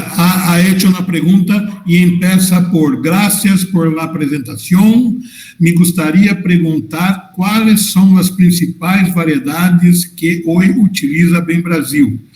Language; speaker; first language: Spanish; non-native, fluent; Portuguese